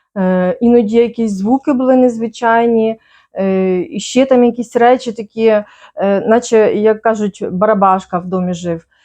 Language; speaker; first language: Ukrainian; native; Ukrainian